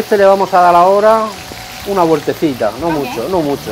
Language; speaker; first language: Spanish; native; Spanish